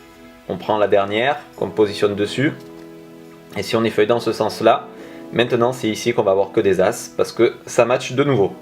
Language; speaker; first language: French; native; French